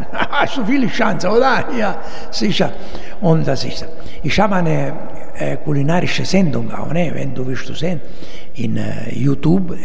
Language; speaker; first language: German; non-native, learner; Italian